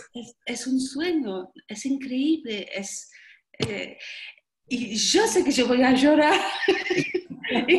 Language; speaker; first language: Spanish; non-native, learner; French